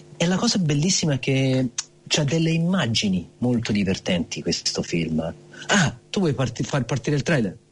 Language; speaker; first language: Italian; early bilingual, heritage; Italian